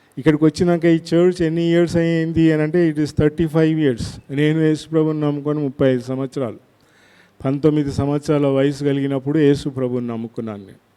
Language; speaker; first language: Telugu; non-native, local second language; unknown